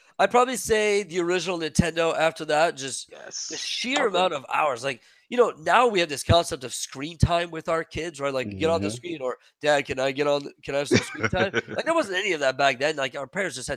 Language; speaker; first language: English; non-native, fluent; French